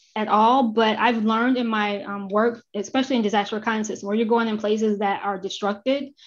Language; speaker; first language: English; native; English